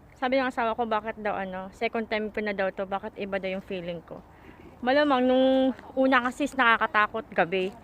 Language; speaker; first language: Filipino; native; Filipino